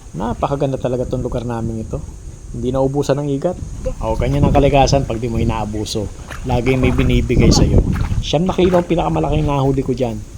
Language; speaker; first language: Filipino; native; Filipino